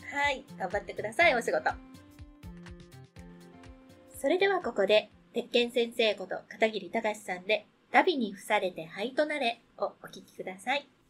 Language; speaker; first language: Japanese; native; Japanese